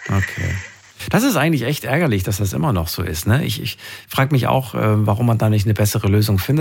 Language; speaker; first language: German; native; German